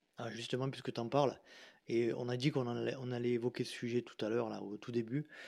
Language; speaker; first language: French; native; French